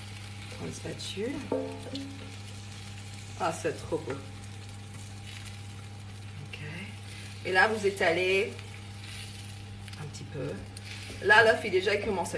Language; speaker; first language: French; non-native, fluent; English